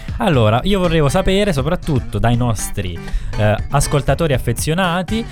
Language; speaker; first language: Italian; native; Italian